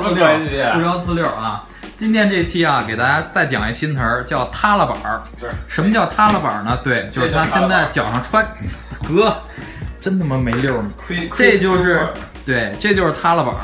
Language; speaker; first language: Chinese; native; Chinese